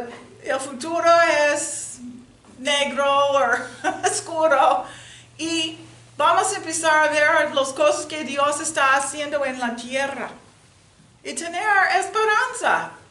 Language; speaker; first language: Spanish; non-native, learner; English